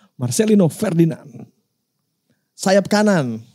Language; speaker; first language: Indonesian; native; Indonesian